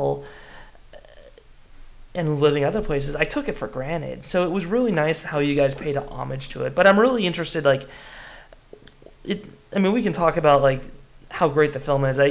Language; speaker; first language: English; native; English